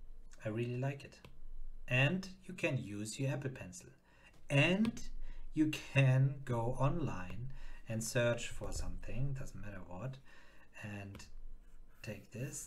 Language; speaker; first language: English; non-native, fluent; German